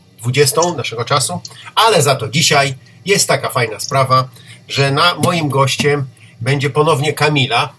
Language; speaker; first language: Polish; native; Polish